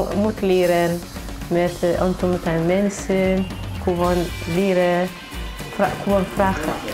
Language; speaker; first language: Dutch; non-native, learner; Tigrinya